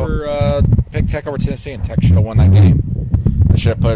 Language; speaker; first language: English; native; English